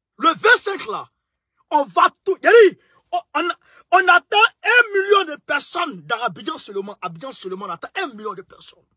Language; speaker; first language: French; non-native, local second language; Bambara